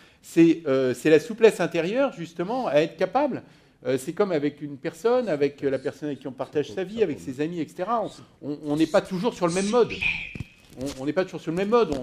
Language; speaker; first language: French; native; French